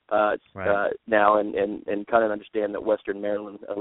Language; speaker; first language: English; native; English